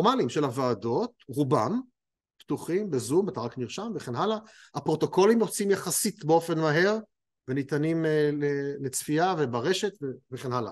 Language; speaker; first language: Hebrew; native; Hebrew